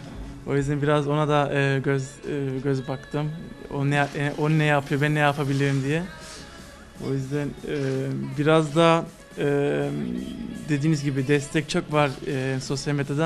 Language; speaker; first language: Turkish; early bilingual, other home language; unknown